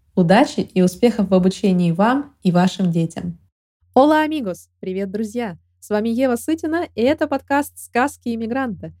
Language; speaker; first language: Russian; native; Russian